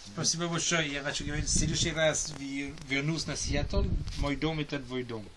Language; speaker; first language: Russian; non-native, learner; English